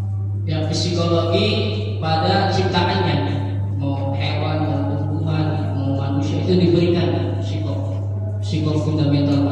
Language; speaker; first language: Indonesian; native; Indonesian